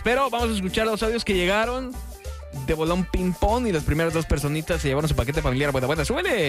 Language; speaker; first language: Spanish; native; Spanish